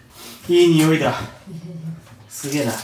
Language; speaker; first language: Japanese; native; Japanese